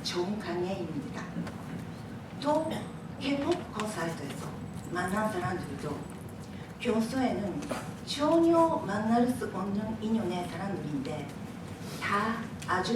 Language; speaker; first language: Korean; non-native, fluent; Japanese